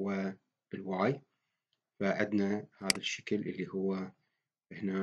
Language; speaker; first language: Arabic; native; Arabic